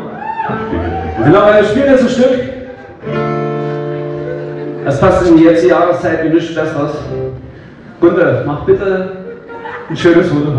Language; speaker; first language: German; native; German